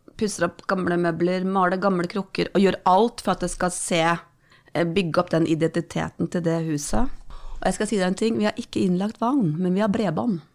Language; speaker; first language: Norwegian; native; Norwegian